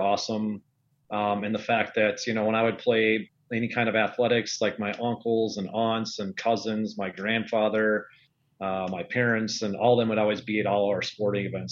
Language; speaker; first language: English; native; English